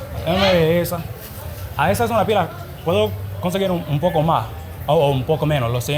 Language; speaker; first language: Spanish; non-native, learner; English